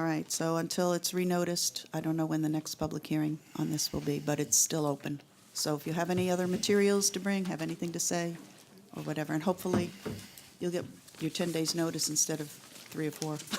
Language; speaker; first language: English; native; English